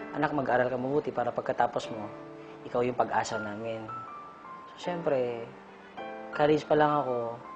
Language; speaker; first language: Filipino; non-native, local second language; Iloko